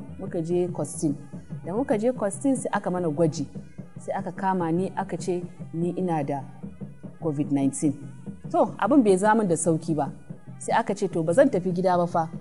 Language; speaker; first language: Hausa; non-native, local second language; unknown